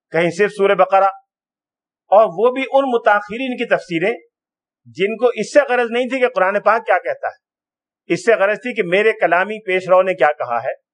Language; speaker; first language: Urdu; native; Urdu